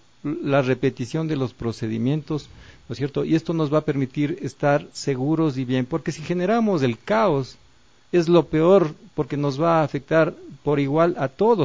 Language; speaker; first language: Spanish; native; Spanish